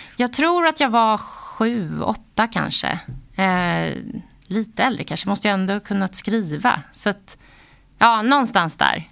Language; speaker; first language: Swedish; native; Swedish